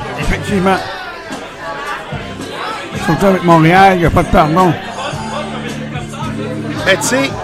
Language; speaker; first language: French; native; French